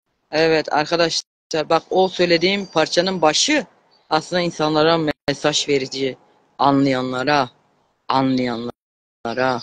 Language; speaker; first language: Turkish; native; Turkish